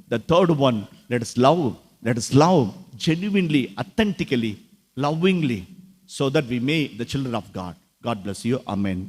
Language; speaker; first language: English; non-native, local second language; Tamil